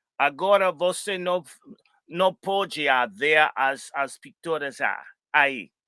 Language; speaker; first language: Portuguese; non-native, learner; English